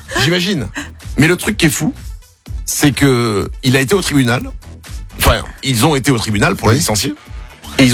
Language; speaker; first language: French; native; French